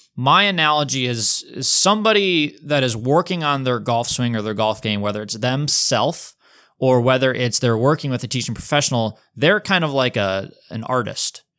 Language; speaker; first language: English; native; English